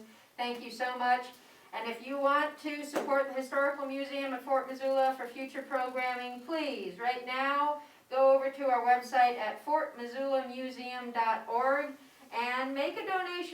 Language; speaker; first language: English; native; English